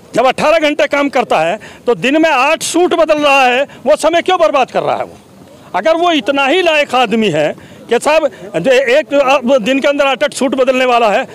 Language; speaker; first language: Hindi; native; Hindi